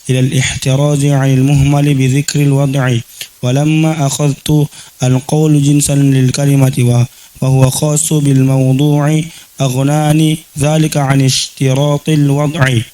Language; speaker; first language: Arabic; non-native, learner; Indonesian